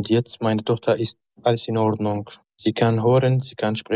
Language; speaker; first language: German; non-native, learner; Arabic